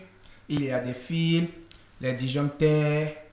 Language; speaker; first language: French; non-native, learner; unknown